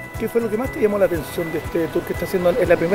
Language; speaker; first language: Spanish; native; Spanish